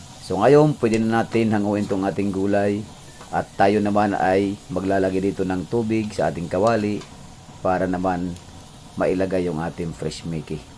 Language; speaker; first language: Filipino; non-native, local second language; Cebuano